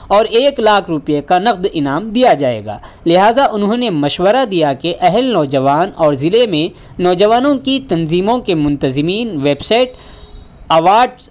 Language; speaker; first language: Urdu; native; Urdu